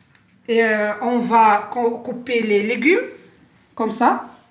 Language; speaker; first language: French; non-native, local second language; Arabic